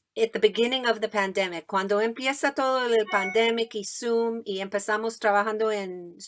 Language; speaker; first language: Spanish; non-native, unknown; English